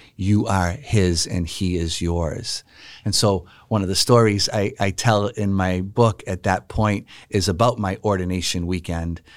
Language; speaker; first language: English; native; English